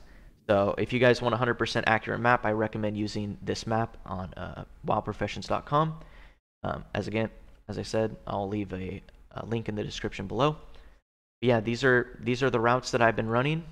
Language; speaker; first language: English; native; English